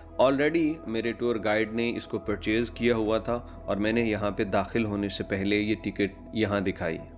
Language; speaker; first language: Urdu; non-native, local second language; Punjabi